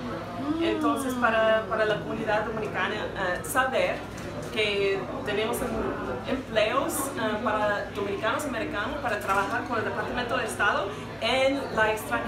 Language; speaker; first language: Spanish; non-native, fluent; English